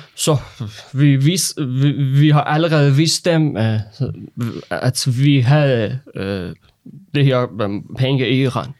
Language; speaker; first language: Danish; non-native, learner; Persian